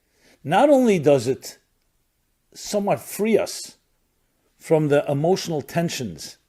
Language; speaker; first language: English; native; English